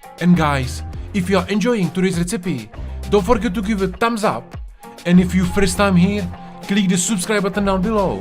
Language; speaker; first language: English; non-native, fluent; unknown